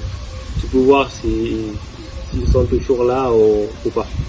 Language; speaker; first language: French; non-native, fluent; Spanish